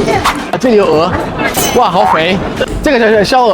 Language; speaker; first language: Chinese; non-native, fluent; Italian